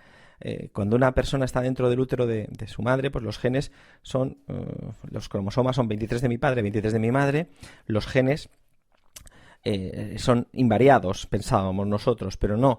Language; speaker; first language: Spanish; native; Spanish